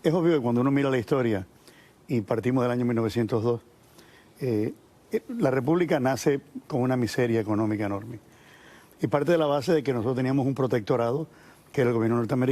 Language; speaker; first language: Spanish; native; Spanish